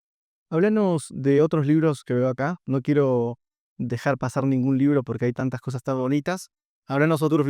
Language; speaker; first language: Spanish; native; Spanish